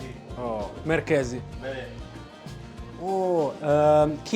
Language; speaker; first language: Turkish; non-native, learner; Italian